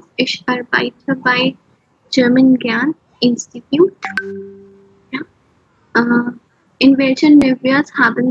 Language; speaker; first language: German; non-native, fluent; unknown